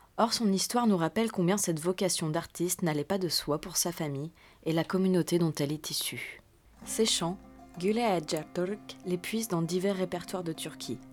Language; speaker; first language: French; native; French